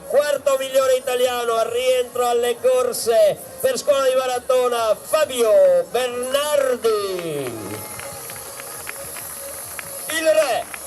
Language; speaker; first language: Italian; native; Italian